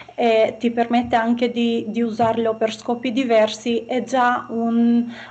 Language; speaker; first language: Italian; non-native, fluent; Albanian